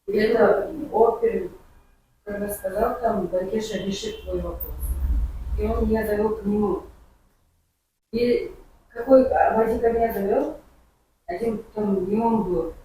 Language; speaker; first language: Russian; non-native, local second language; Kyrgyz